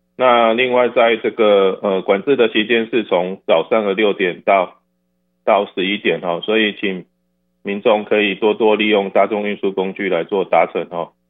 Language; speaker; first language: Chinese; native; Chinese